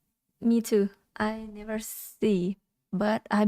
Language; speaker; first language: English; non-native, learner; Thai